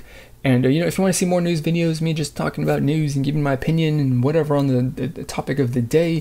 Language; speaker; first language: English; native; English